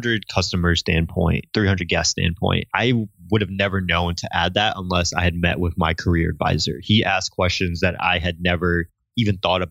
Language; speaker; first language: English; native; English